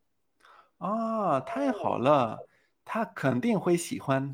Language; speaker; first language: Chinese; non-native, learner; Spanish